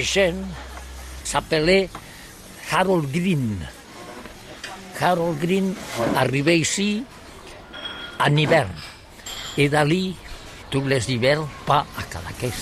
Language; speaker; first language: French; non-native, learner; Catalan